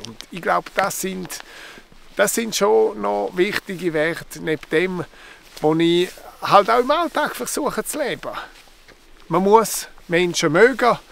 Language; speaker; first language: German; non-native, local second language; Romansh